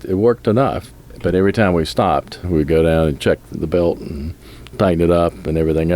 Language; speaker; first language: English; native; English